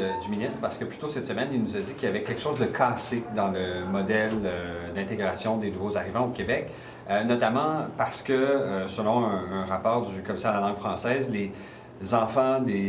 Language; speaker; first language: French; native; French